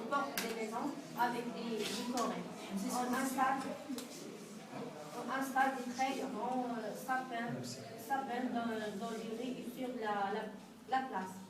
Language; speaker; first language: French; non-native, learner; Arabic